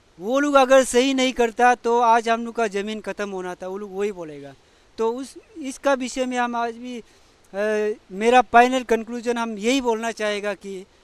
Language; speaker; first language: Hindi; non-native, local second language; Adi